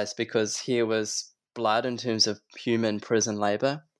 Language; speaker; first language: English; native; English